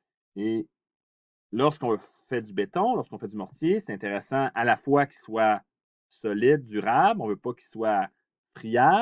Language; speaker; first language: French; native; French